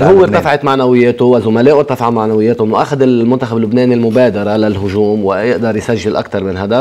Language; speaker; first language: Arabic; native; Arabic